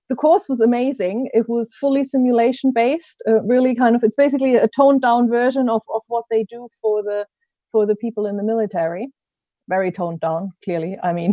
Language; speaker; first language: English; non-native, fluent; German